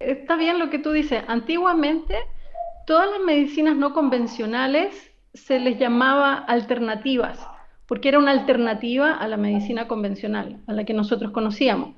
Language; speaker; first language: Spanish; native; Spanish